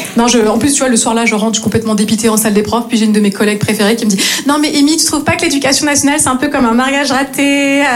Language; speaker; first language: French; native; French